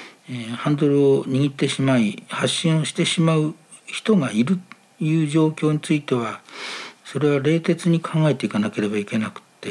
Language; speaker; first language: Japanese; native; Japanese